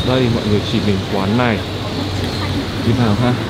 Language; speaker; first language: Vietnamese; native; Vietnamese